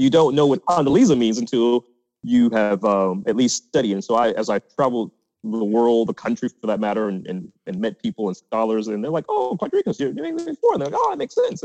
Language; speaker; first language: English; native; English